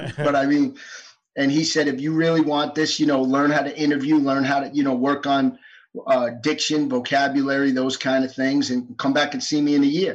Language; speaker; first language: English; native; English